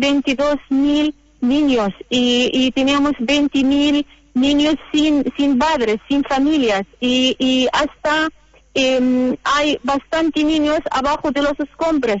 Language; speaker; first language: Spanish; non-native, learner; Arabic